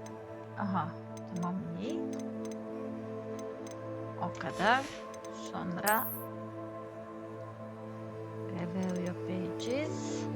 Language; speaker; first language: Turkish; non-native, learner; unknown